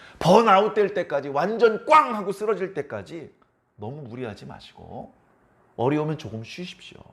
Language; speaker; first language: Korean; native; Korean